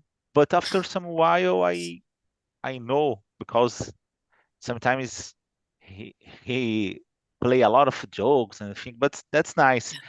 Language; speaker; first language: English; non-native, fluent; Portuguese